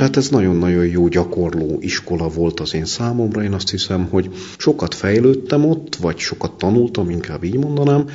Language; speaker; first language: Hungarian; native; Hungarian